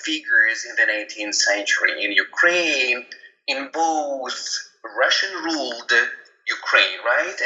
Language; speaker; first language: English; non-native, fluent; Ukrainian